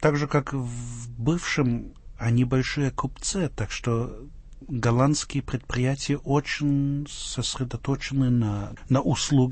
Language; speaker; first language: Russian; non-native, fluent; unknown